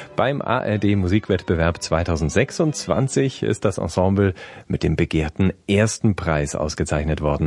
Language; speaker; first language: German; native; German